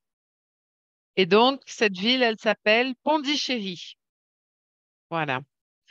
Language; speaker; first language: French; native; French